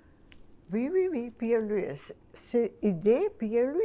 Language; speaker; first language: French; non-native, learner; Russian